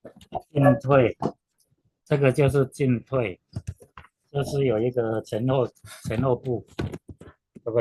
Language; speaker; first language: Chinese; native; Chinese